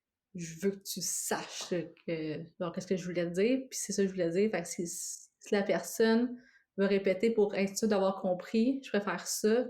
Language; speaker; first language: French; native; French